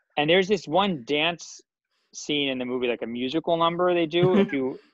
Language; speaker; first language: English; native; English